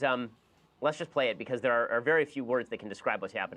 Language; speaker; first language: English; native; English